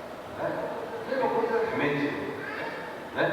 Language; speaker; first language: Portuguese; non-native, learner; Japanese